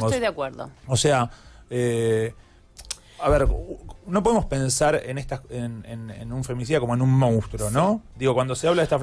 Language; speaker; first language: Spanish; native; Spanish